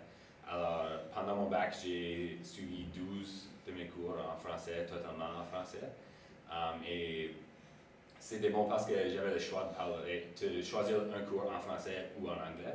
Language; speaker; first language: French; non-native, local second language; English